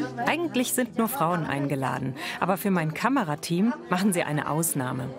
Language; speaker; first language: German; native; German